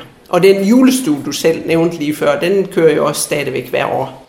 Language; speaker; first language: Danish; native; Danish